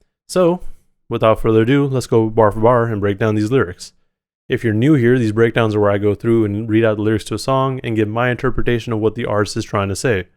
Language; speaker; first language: English; native; English